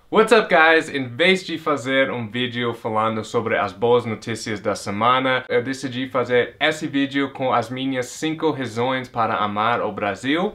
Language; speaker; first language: Portuguese; non-native, fluent; English